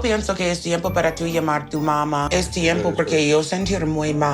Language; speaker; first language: Spanish; non-native, learner; English